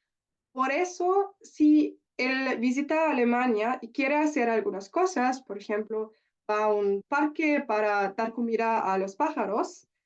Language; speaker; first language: Spanish; non-native, learner; German